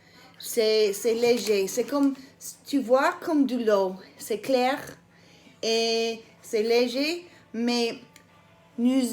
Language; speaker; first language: French; non-native, learner; English